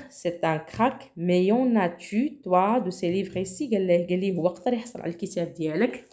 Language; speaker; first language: French; non-native, local second language; Arabic